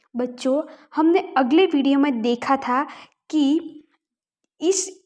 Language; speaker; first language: Hindi; non-native, local second language; Gujarati